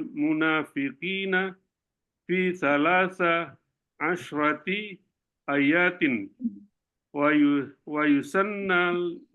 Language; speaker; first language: Arabic; non-native, learner; Indonesian